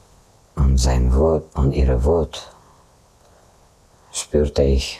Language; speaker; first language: German; non-native, fluent; Russian